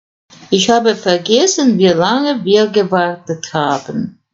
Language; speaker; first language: German; non-native, fluent; Russian